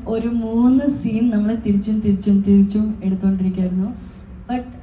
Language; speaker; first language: Malayalam; non-native, local second language; Tamil